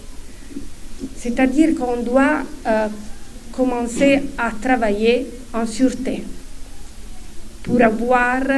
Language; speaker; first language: French; non-native, fluent; Italian